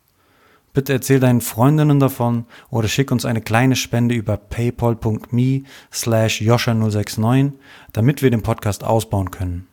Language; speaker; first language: German; native; German